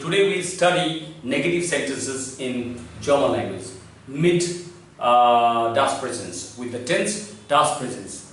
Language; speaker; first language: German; non-native, learner; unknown